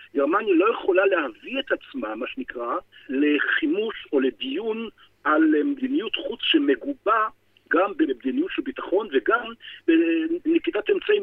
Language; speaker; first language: Hebrew; native; Hebrew